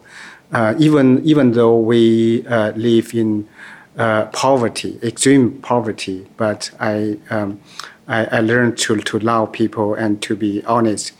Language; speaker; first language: English; non-native, fluent; Chinese